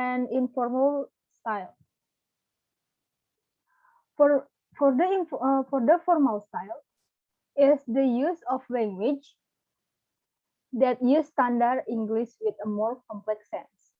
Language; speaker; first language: English; non-native, learner; Balinese